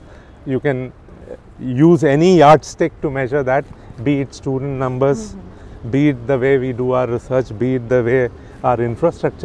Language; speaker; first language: English; non-native, local second language; Tamil